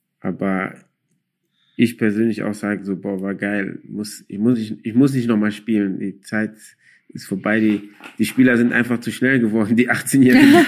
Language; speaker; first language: German; early bilingual, other home language; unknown